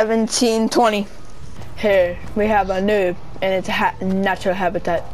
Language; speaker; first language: English; native; English